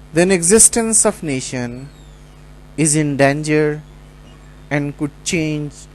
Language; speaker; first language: English; non-native, local second language; Urdu